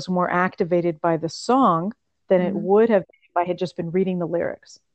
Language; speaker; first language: English; early bilingual, other home language; Russian